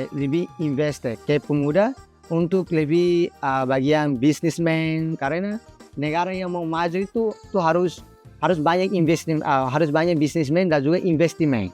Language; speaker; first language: Indonesian; non-native, fluent; Tetum